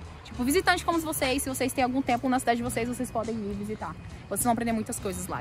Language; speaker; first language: Portuguese; native; Portuguese